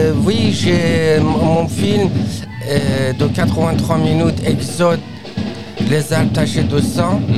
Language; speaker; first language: French; non-native, fluent; Persian